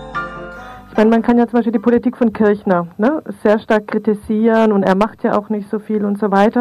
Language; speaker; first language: German; native; German